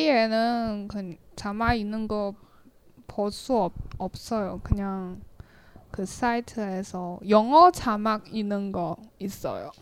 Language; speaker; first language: Korean; non-native, learner; Chinese